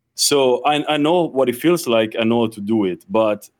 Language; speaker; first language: English; non-native, fluent; Italian